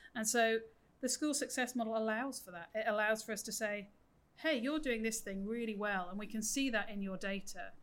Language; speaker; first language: English; native; English